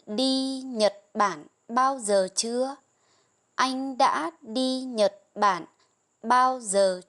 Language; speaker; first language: Vietnamese; non-native, fluent; Lao